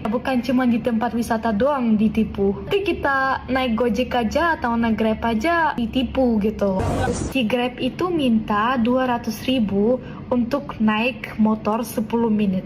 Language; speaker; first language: Indonesian; non-native, fluent; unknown